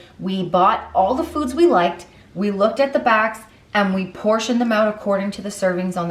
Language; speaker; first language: English; native; English